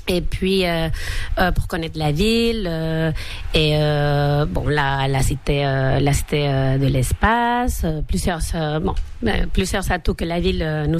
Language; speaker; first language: French; non-native, fluent; Spanish